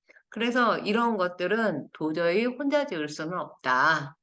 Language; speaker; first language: Korean; native; Korean